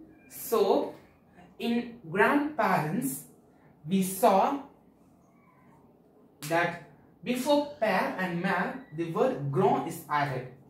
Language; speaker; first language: English; non-native, local second language; Tamil